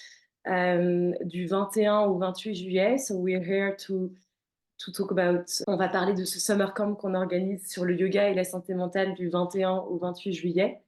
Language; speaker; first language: French; native; French